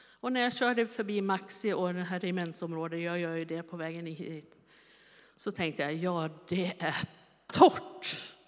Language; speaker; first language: Swedish; native; Swedish